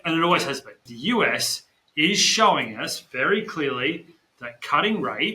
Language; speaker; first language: English; native; English